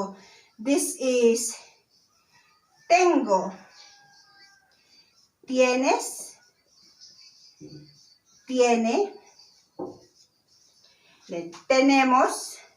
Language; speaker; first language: Spanish; non-native, learner; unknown